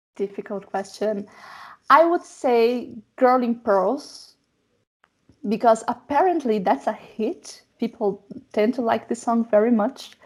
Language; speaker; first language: English; non-native, fluent; Portuguese